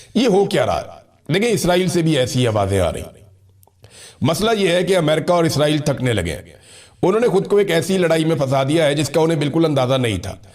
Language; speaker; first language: Urdu; non-native, local second language; Punjabi